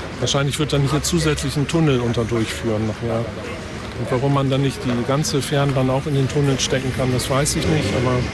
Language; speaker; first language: German; native; German